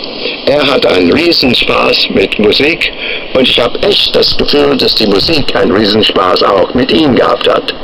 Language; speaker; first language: German; non-native, fluent; English